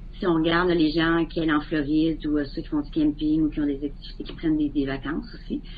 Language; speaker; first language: French; native; French